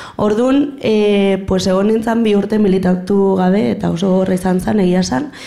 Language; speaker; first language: Basque; non-native, fluent; Spanish